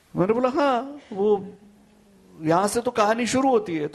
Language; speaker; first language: Hindi; non-native, local second language; Gujarati